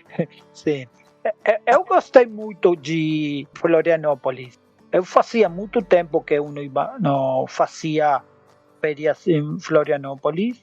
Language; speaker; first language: Portuguese; non-native, learner; Spanish